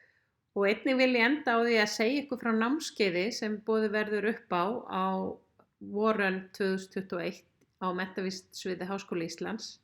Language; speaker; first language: Icelandic; native; Icelandic